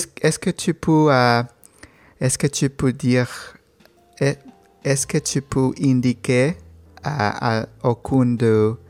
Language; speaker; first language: French; non-native, learner; Spanish